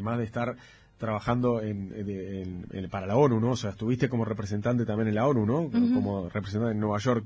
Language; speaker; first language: Spanish; native; Spanish